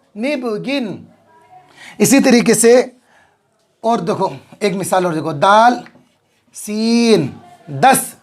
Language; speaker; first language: Hindi; native; Hindi